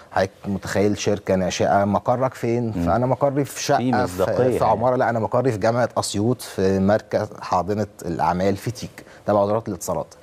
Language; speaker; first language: Arabic; native; Arabic